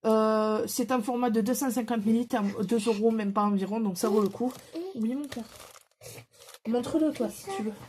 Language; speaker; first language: French; native; French